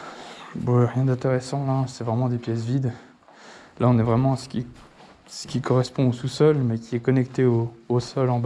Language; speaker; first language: French; native; French